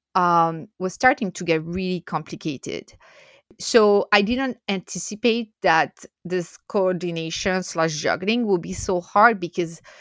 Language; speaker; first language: English; non-native, fluent; French